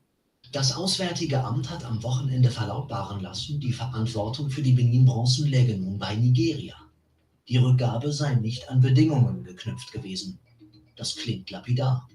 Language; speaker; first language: German; native; German